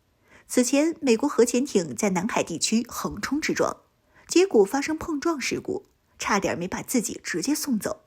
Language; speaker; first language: Chinese; native; Chinese